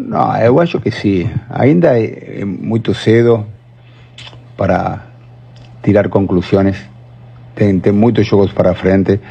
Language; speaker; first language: Portuguese; non-native, learner; Spanish